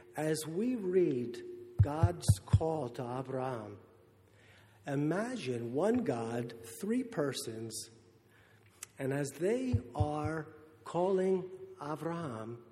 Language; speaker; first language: English; native; English